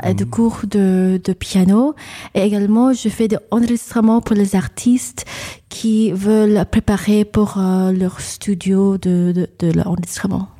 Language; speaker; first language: French; non-native, learner; English